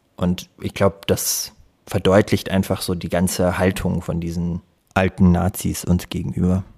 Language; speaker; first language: German; early bilingual, other home language; Russian